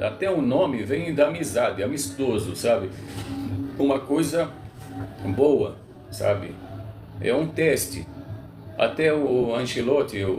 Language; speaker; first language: Portuguese; non-native, local second language; Arabic